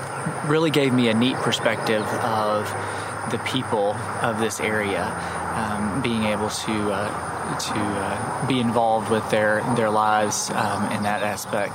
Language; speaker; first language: English; native; English